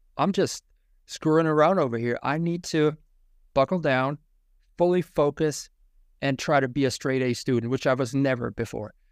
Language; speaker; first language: English; non-native, fluent; German